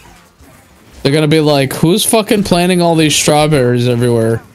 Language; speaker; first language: English; native; English